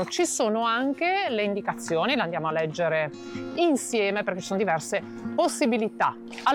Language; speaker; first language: Italian; native; Italian